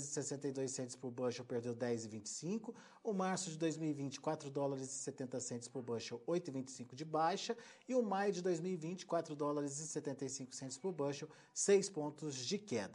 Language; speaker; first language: Portuguese; native; Portuguese